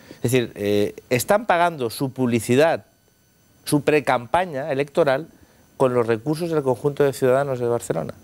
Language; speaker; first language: Spanish; non-native, local second language; Catalan